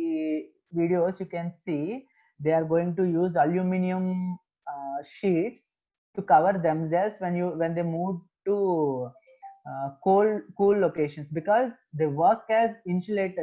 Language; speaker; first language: English; non-native, local second language; Telugu